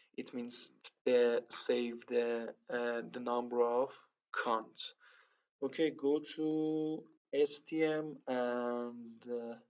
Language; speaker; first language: English; non-native, learner; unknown